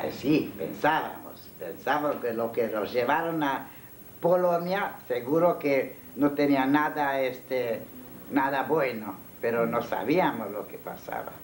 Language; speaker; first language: Spanish; non-native, fluent; Hungarian